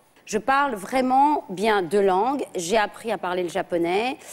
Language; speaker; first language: French; early bilingual, other home language; English